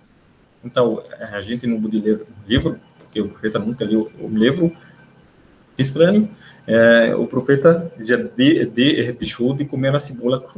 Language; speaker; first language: Portuguese; non-native, learner; Arabic